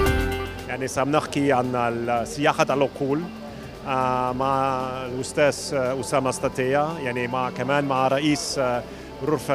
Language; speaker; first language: Arabic; non-native, fluent; German